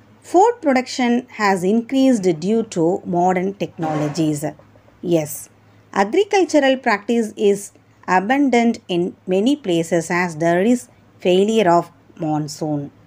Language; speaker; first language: English; non-native, local second language; Tamil